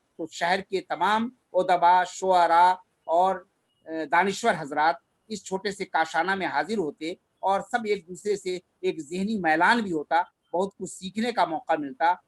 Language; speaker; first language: Urdu; native; Urdu